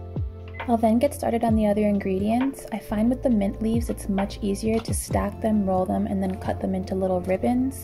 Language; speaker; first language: English; native; English